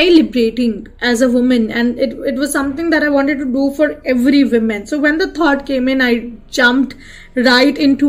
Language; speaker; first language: English; non-native, local second language; Hindi